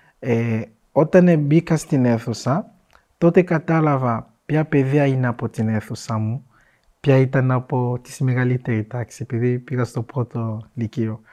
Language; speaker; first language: Greek; non-native, fluent; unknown